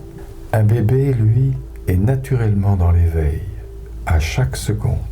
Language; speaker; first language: French; native; French